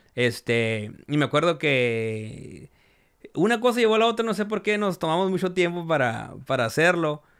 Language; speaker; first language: Spanish; early bilingual, heritage; Spanish